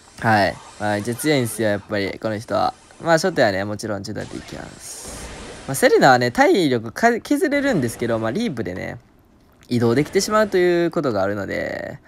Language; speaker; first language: Japanese; native; Japanese